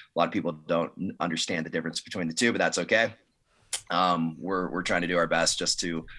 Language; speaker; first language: English; native; English